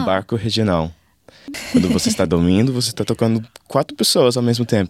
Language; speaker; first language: Portuguese; non-native, learner; English